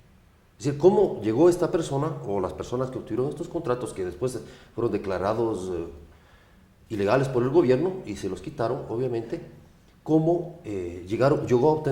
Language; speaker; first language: Spanish; native; Spanish